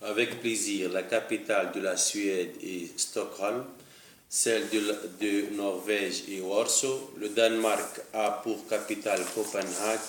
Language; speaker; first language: French; non-native, learner; Arabic